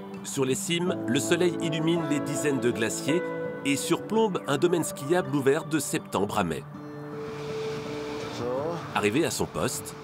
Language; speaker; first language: French; native; French